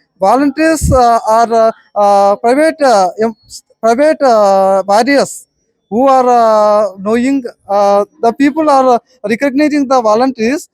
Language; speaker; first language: English; non-native, local second language; Telugu